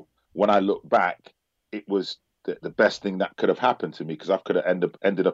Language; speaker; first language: English; native; English